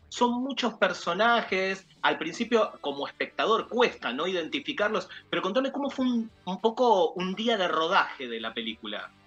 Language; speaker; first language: Spanish; native; Spanish